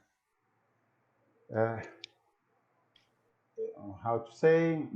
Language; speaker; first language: English; non-native, learner; Portuguese